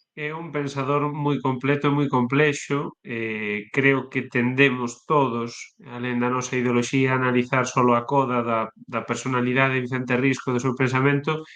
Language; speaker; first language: Galician; native; Galician